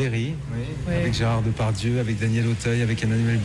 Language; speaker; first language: French; native; French